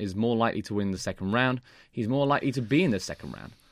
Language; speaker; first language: English; native; English